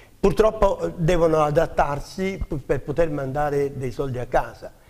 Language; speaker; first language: Italian; native; Italian